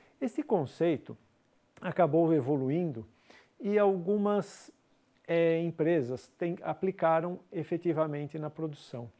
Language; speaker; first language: Portuguese; native; Portuguese